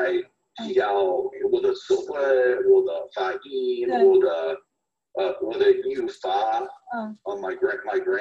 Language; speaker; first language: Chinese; non-native, fluent; English